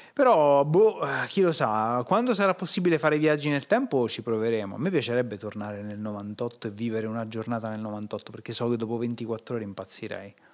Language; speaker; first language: Italian; native; Italian